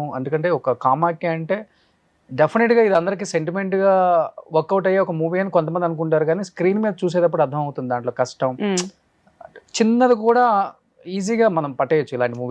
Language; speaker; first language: Telugu; native; Telugu